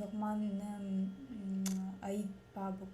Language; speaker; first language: French; non-native, learner; Russian